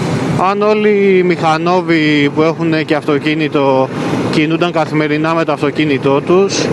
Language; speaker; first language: Greek; native; Greek